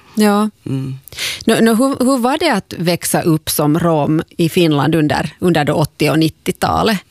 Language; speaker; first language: Swedish; native; Swedish